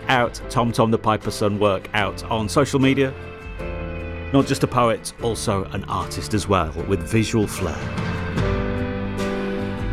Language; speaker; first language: English; native; English